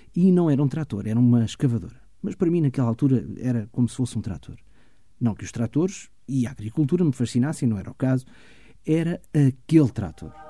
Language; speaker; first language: Portuguese; early bilingual, heritage; German